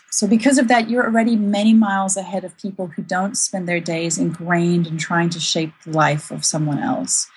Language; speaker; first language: English; native; English